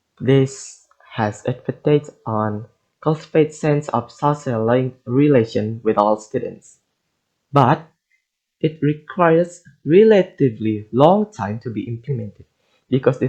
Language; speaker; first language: English; non-native, learner; Indonesian